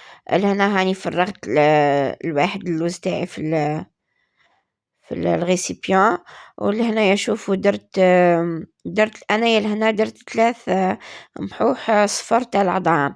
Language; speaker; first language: Arabic; native; Arabic